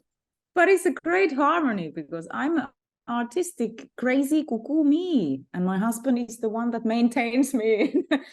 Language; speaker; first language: English; non-native, fluent; Finnish